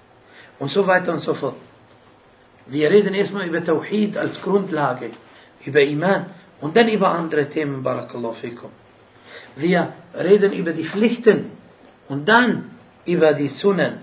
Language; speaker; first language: German; non-native, fluent; Arabic